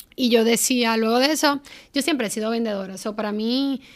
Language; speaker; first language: Spanish; native; Spanish